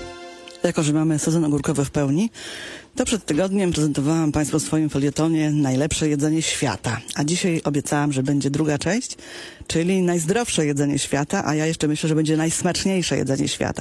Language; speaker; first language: Polish; native; Polish